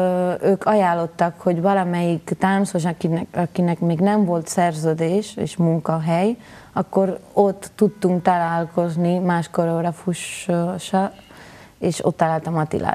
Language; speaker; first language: Hungarian; non-native, learner; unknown